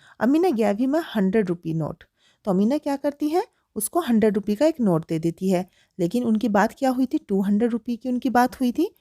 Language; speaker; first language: Hindi; native; Hindi